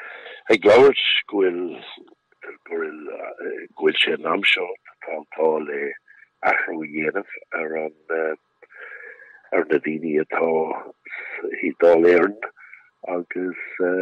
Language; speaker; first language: Irish; non-native, local second language; English